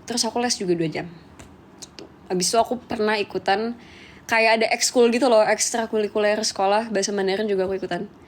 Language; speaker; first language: Indonesian; native; Indonesian